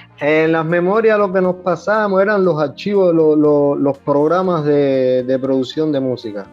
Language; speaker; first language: Spanish; native; Spanish